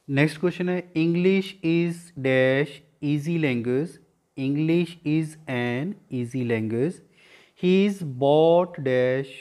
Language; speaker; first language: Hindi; non-native, local second language; Punjabi